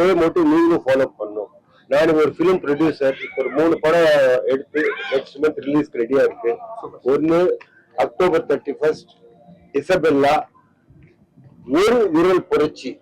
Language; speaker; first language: Tamil; non-native, local second language; Punjabi